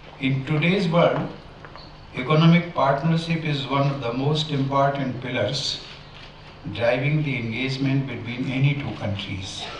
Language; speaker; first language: English; non-native, local second language; Hindi